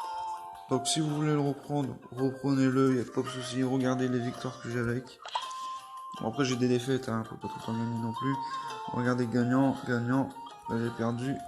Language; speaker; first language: French; native; French